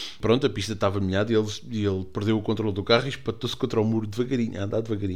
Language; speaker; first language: Portuguese; native; Portuguese